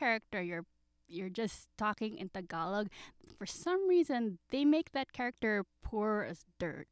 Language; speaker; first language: English; non-native, local second language; Filipino